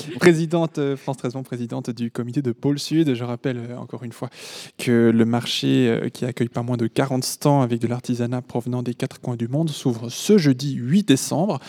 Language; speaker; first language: French; native; French